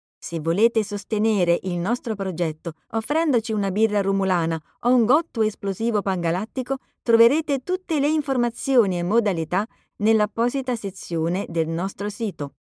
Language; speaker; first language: Italian; native; Italian